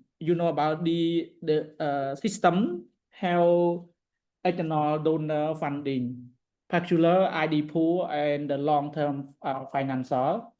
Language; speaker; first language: English; non-native, learner; Khmer